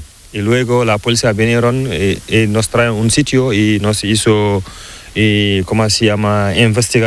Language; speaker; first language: Spanish; non-native, learner; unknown